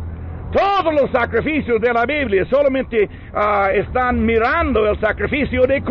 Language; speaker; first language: Spanish; non-native, learner; English